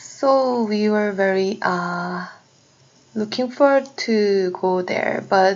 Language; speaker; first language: English; non-native, learner; Korean